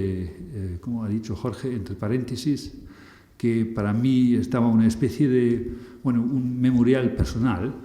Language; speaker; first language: Spanish; non-native, fluent; German